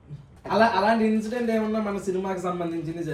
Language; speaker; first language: Telugu; native; Telugu